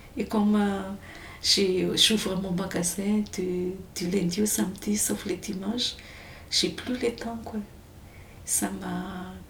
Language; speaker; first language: French; non-native, local second language; Malagasy